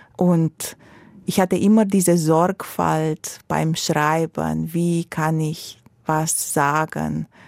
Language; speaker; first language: German; non-native, fluent; Romanian